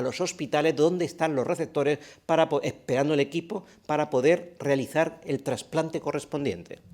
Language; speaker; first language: Spanish; native; Spanish